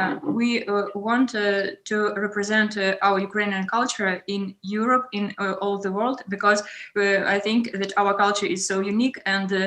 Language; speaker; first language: English; non-native, learner; Ukrainian